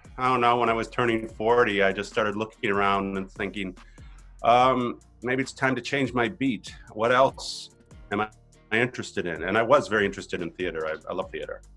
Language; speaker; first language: English; native; English